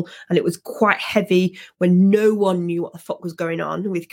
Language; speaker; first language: English; native; English